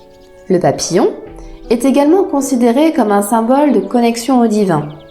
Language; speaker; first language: French; native; French